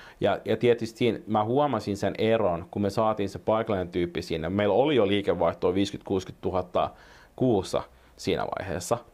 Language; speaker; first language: Finnish; non-native, local second language; Swedish